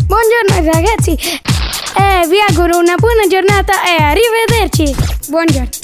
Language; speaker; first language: Italian; native; Italian